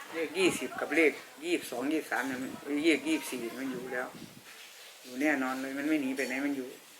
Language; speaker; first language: Thai; native; Thai